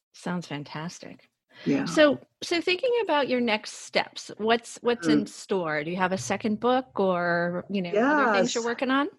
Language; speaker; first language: English; native; English